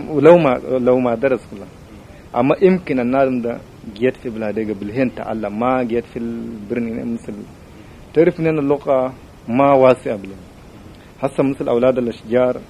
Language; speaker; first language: Arabic; native; Arabic